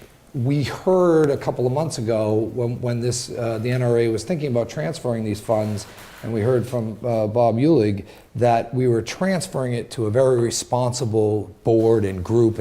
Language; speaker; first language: English; native; English